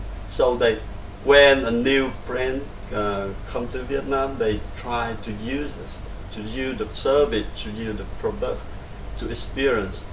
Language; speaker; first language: English; non-native, learner; Vietnamese